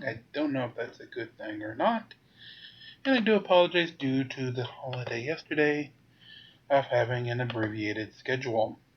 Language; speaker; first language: English; native; English